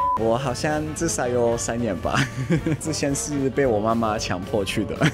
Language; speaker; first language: Chinese; non-native, fluent; Italian